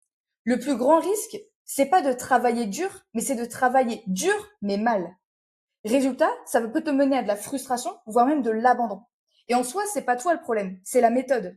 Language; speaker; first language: French; native; French